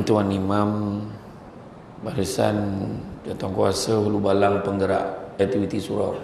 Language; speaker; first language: Malay; native; Malay